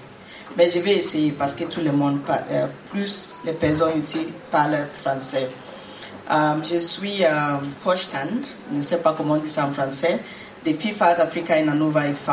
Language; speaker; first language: French; non-native, learner; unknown